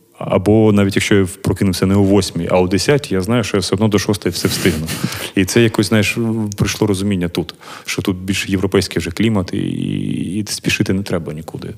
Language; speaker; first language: Ukrainian; native; Ukrainian